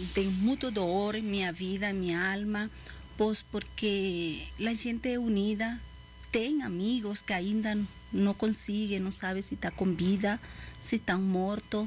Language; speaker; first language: Portuguese; non-native, fluent; Spanish